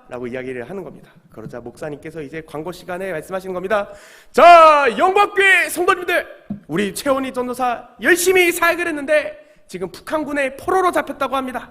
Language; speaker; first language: Korean; native; Korean